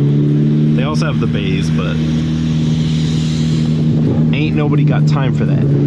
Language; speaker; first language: English; native; English